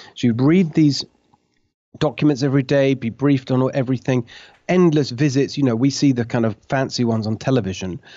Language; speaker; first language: English; native; English